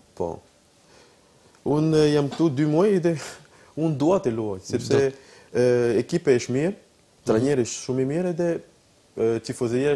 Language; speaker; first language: Albanian; non-native, learner; French